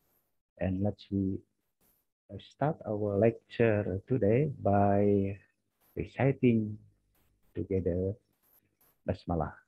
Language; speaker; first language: English; non-native, learner; Indonesian